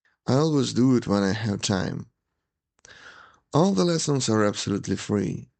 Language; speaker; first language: English; non-native, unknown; Ukrainian